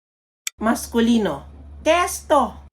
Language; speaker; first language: Spanish; non-native, learner; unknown